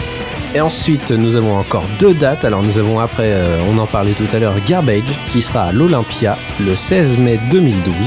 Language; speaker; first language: French; native; French